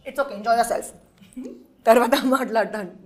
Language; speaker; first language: Telugu; non-native, learner; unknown